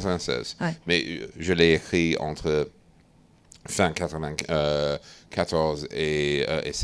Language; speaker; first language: French; non-native, fluent; English